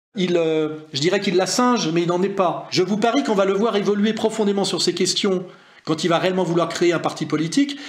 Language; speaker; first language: French; native; French